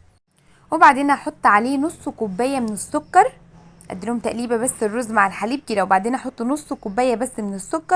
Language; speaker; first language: Arabic; native; Arabic